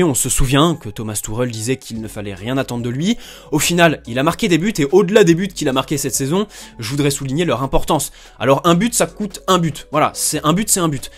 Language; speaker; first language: French; native; French